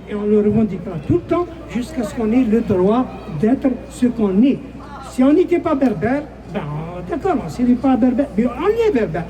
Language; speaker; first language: French; non-native, local second language; Kabyle